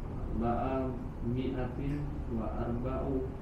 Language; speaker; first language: Arabic; non-native, learner; Indonesian